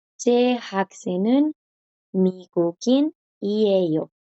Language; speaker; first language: Korean; non-native, fluent; Spanish